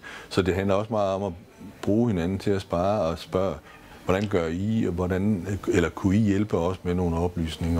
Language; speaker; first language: Danish; native; Danish